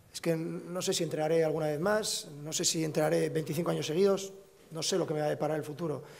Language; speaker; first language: Spanish; native; Spanish